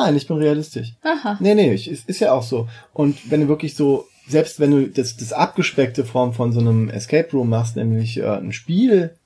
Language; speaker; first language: German; native; German